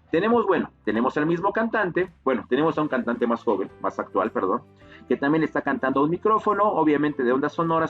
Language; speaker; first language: Spanish; native; Spanish